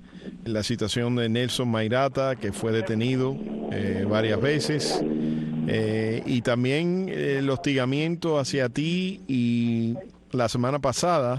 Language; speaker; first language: Spanish; early bilingual, heritage; Spanish